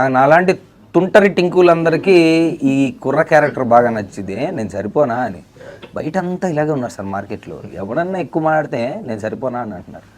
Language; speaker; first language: Telugu; native; Telugu